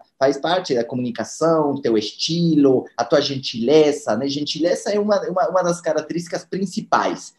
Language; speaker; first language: Portuguese; non-native, fluent; Spanish